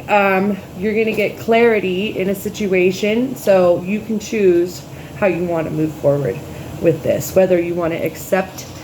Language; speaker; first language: English; native; English